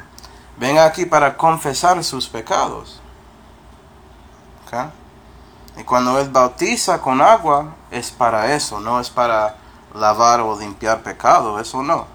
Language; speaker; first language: Spanish; non-native, fluent; English